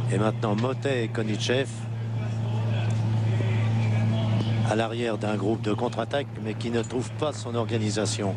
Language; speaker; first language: French; native; French